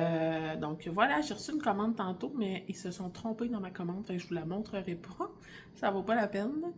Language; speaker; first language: French; native; French